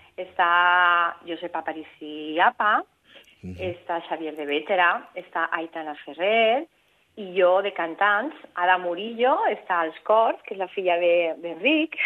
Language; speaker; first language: Catalan; non-native, local second language; Spanish